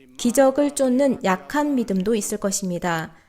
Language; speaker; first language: Korean; native; Korean